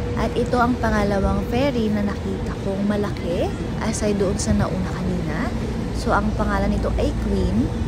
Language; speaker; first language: Filipino; native; Filipino